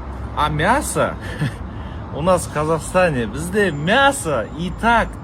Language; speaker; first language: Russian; non-native, local second language; Kazakh